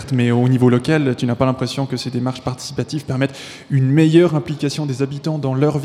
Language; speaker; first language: French; native; French